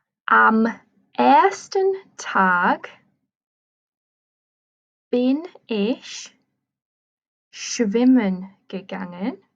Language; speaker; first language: German; non-native, fluent; English